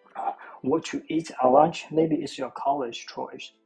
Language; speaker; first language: English; non-native, learner; Chinese